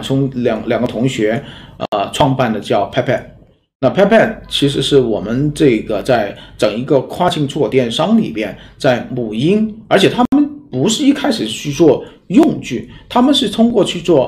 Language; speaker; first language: Chinese; native; Chinese